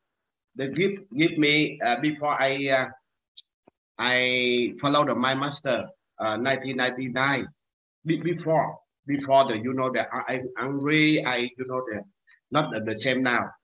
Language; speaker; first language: English; non-native, learner; Vietnamese